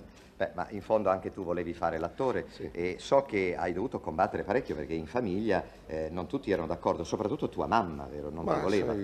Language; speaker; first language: Italian; native; Italian